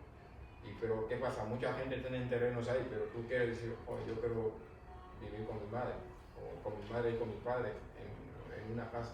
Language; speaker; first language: Spanish; non-native, fluent; Wolof